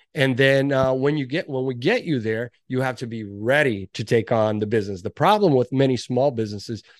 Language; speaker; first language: English; early bilingual, other home language; Portuguese